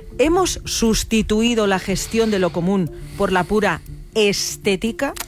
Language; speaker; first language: Spanish; native; Spanish